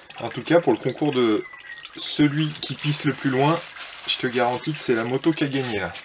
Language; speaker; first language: French; native; French